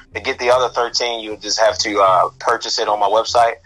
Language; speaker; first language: English; native; English